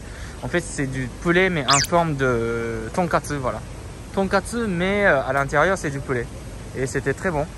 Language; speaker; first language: French; non-native, fluent; Japanese